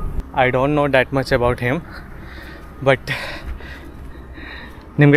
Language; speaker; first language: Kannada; non-native, learner; Hindi